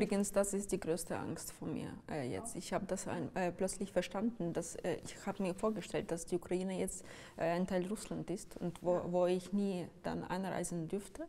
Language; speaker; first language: German; non-native, fluent; Ukrainian